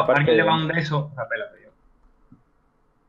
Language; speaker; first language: Spanish; native; Spanish